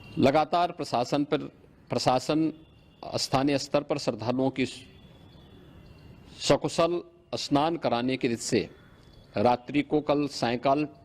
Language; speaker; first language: Hindi; native; Hindi